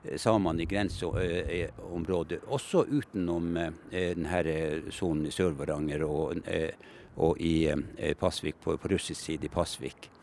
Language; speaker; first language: Norwegian; native; Norwegian